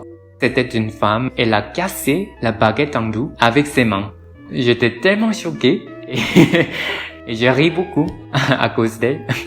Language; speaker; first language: French; non-native, learner; Korean